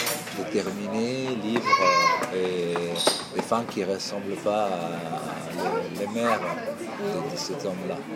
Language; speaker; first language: French; non-native, fluent; Italian